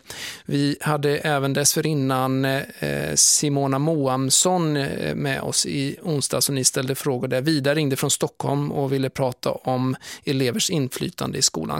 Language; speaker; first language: Swedish; native; Swedish